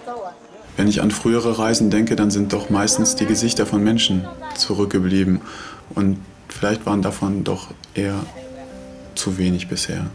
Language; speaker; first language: German; native; German